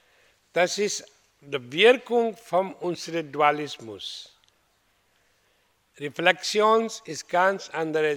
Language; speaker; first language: German; non-native, fluent; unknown